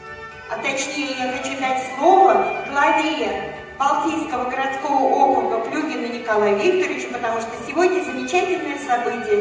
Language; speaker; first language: Russian; native; Russian